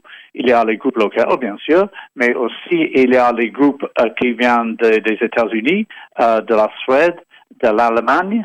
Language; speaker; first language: French; non-native, fluent; English